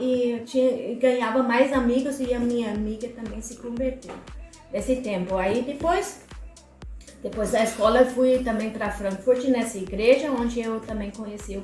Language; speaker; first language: Portuguese; non-native, fluent; German